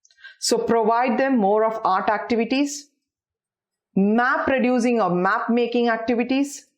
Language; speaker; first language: English; non-native, local second language; Tamil